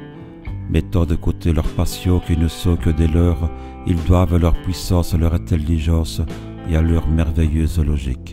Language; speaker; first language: French; native; French